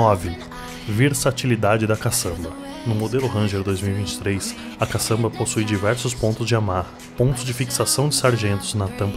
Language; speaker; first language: Portuguese; native; Portuguese